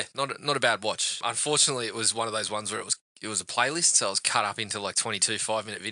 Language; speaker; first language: English; native; English